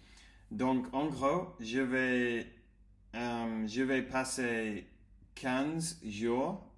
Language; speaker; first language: French; non-native, learner; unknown